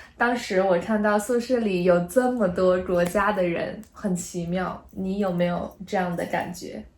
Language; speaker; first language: Chinese; native; Chinese